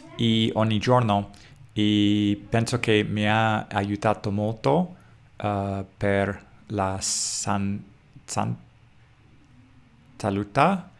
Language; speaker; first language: Italian; non-native, learner; English